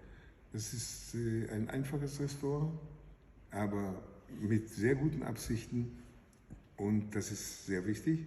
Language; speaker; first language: German; non-native, fluent; Hebrew